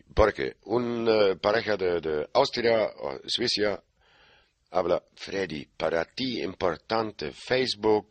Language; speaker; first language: Spanish; non-native, learner; German